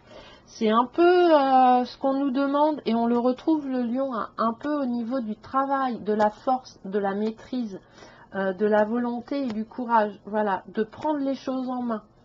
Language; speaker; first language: French; native; French